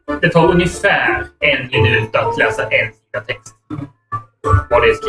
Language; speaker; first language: Swedish; native; Swedish